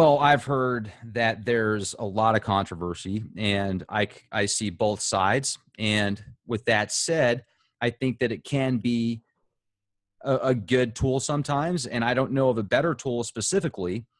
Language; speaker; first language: English; native; English